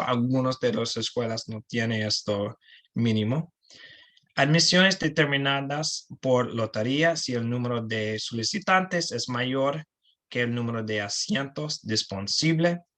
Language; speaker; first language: Spanish; non-native, learner; English